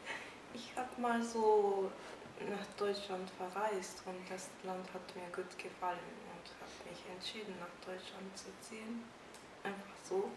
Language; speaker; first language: German; non-native, fluent; Japanese